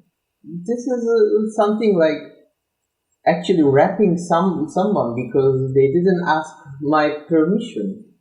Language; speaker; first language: English; non-native, learner; Turkish